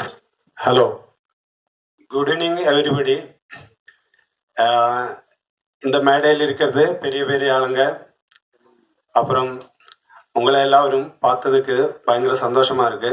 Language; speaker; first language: Tamil; non-native, learner; Malayalam